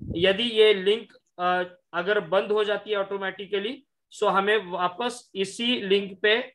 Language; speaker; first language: Hindi; non-native, local second language; Marathi